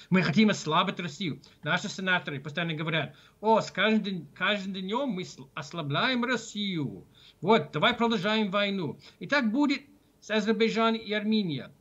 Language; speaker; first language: Russian; non-native, fluent; English